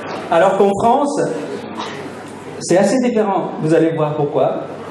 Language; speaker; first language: French; native; French